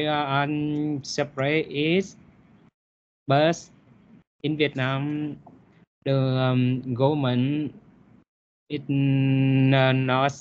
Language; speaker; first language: English; non-native, learner; Vietnamese